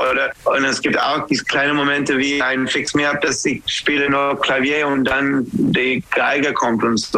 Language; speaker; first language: German; non-native, fluent; English